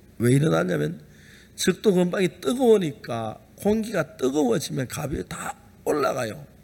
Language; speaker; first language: Korean; native; Korean